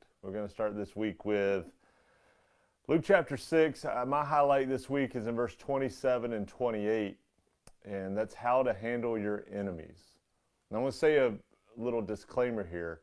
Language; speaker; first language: English; native; English